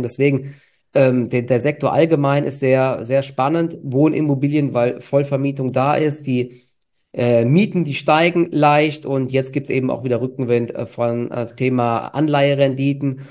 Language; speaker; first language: German; native; German